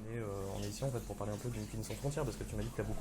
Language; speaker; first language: French; native; French